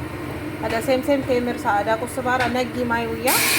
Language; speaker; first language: Arabic; non-native, learner; Amharic